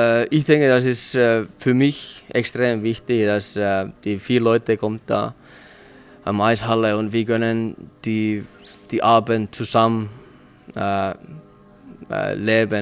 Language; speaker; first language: German; non-native, learner; Finnish